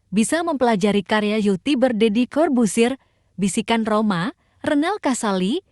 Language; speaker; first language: Indonesian; native; Indonesian